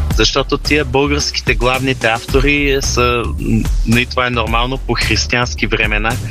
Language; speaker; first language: Bulgarian; early bilingual, heritage; Bulgarian